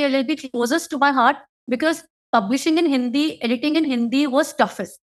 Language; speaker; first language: English; non-native, local second language; Hindi